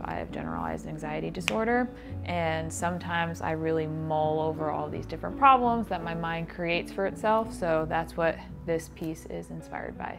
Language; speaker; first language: English; native; English